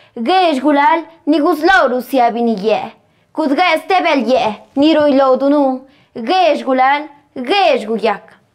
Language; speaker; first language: Spanish; non-native, local second language; Zapotec